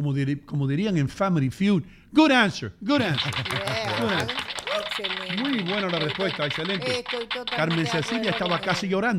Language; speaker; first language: Spanish; native; Spanish